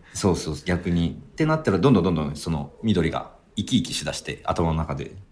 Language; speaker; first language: Japanese; native; Japanese